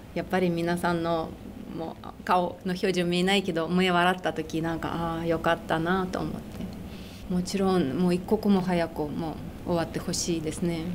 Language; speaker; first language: Japanese; non-native, fluent; Russian